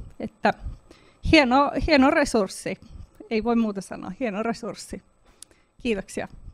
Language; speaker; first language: Finnish; native; Finnish